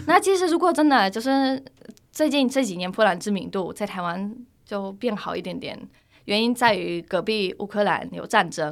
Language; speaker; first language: Chinese; non-native, fluent; Polish